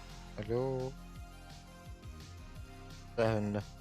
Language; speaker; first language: Russian; non-native, local second language; Yakut